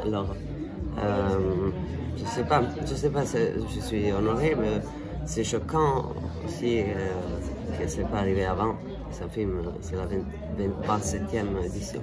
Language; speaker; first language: French; non-native, fluent; Italian